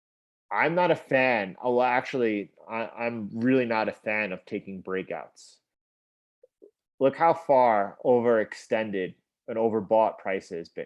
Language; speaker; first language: English; native; English